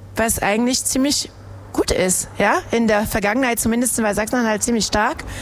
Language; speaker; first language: German; non-native, fluent; French